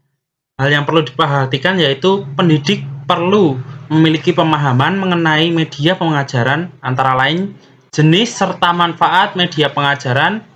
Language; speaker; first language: Indonesian; native; Indonesian